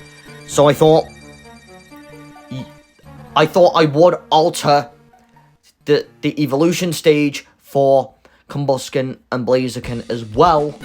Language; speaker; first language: English; native; English